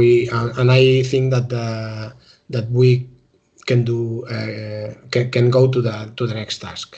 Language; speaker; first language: English; non-native, learner; Spanish